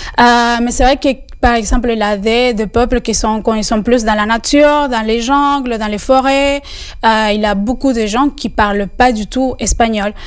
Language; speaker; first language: French; non-native, fluent; Spanish